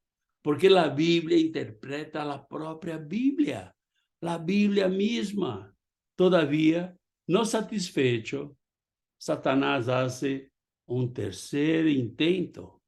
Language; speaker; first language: Spanish; non-native, fluent; Portuguese